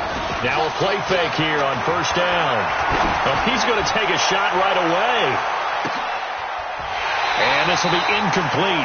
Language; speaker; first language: English; native; English